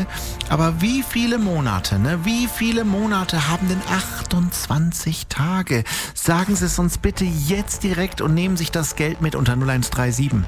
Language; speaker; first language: German; native; German